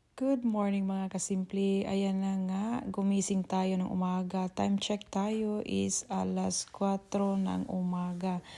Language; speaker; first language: Filipino; non-native, local second language; Cebuano